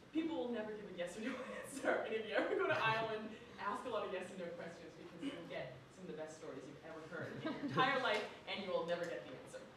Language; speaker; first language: English; native; English